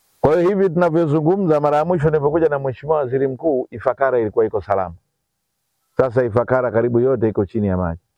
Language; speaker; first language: Swahili; native; Swahili